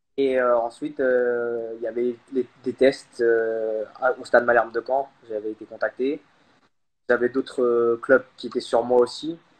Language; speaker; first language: French; early bilingual, other home language; Khmer